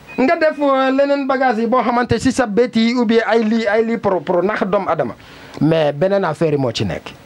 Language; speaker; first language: Wolof; non-native, learner; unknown